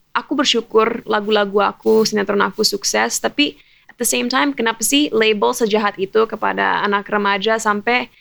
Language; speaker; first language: Indonesian; early bilingual, other home language; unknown